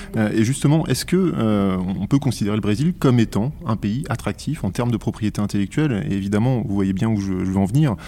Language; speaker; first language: French; native; French